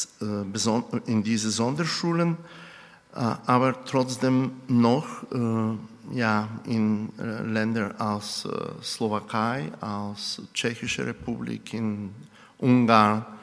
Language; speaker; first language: German; non-native, fluent; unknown